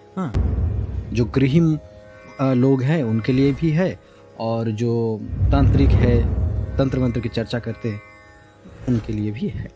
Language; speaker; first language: Hindi; non-native, local second language; Bangla